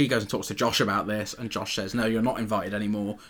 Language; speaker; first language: English; native; English